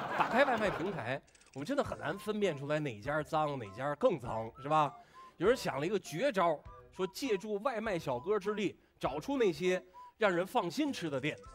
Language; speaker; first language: Chinese; native; Chinese